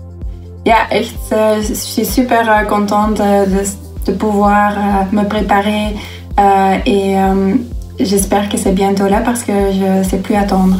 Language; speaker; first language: French; non-native, local second language; Dutch